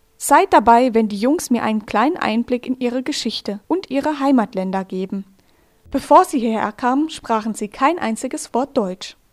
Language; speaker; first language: German; native; German